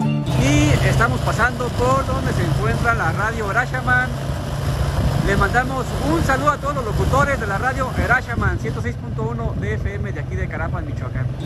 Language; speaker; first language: Spanish; native; Spanish